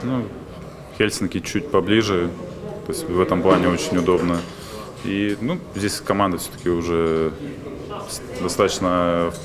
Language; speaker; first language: Russian; non-native, local second language; Latvian